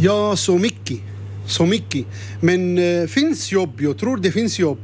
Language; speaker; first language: Swedish; non-native, learner; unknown